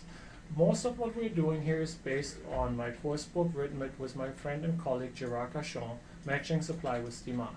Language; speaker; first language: English; non-native, fluent; German